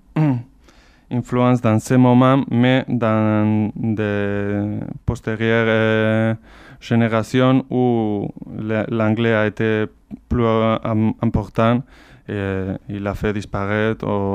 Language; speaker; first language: French; non-native, fluent; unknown